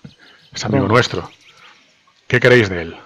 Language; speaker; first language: Spanish; native; Spanish